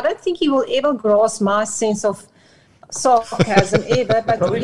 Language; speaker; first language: English; non-native, local second language; Afrikaans